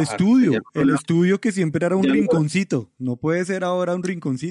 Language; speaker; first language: Spanish; native; Spanish